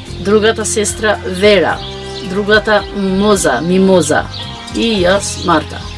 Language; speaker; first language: Macedonian; non-native, fluent; Albanian